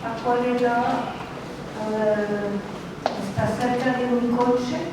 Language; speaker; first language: Spanish; non-native, learner; French